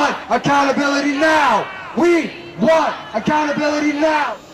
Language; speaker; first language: English; native; English